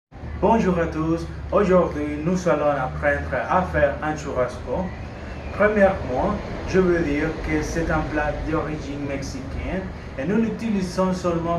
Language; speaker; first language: French; non-native, learner; Spanish